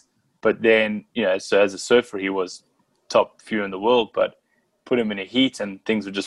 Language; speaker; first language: English; native; English